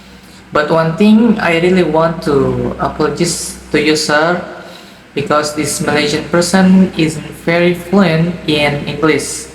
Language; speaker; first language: English; non-native, learner; Indonesian